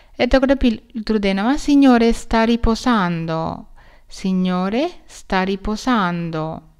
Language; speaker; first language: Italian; non-native, learner; Sinhala